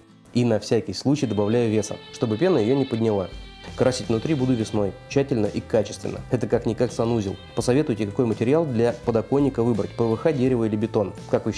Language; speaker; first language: Russian; native; Russian